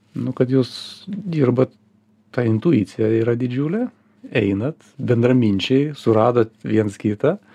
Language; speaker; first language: Lithuanian; native; Lithuanian